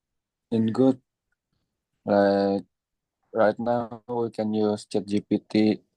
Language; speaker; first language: English; non-native, learner; Indonesian